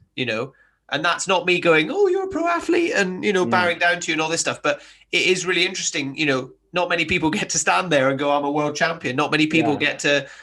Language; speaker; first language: English; native; English